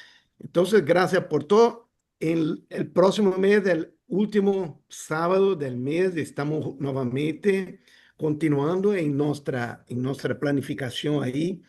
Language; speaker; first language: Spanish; non-native, fluent; Portuguese